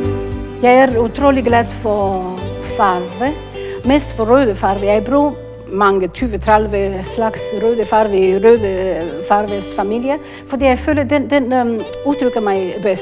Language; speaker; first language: Danish; non-native, fluent; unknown